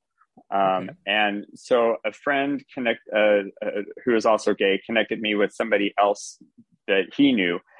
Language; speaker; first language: English; native; English